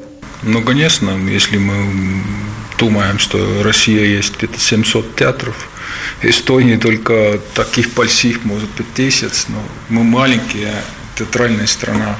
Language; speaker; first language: Russian; non-native, learner; Estonian